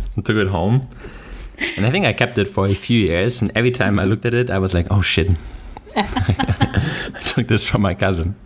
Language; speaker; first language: English; non-native, fluent; German